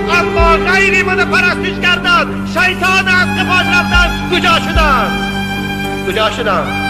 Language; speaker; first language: Persian; native; Persian